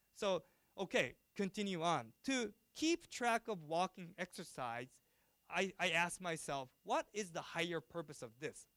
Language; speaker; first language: English; non-native, fluent; Japanese